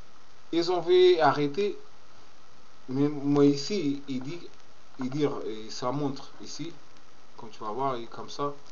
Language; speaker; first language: French; non-native, learner; Portuguese